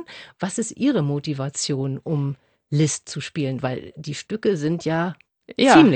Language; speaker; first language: German; native; German